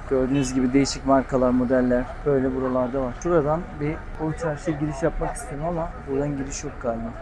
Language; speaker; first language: Turkish; non-native, local second language; Kurdish